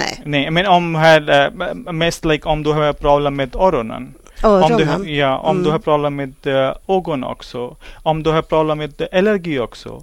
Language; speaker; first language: Swedish; non-native, learner; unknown